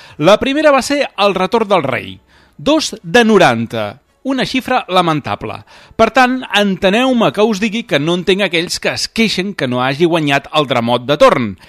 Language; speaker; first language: Catalan; native; Catalan